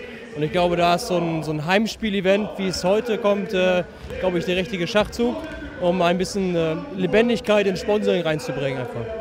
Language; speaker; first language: German; native; German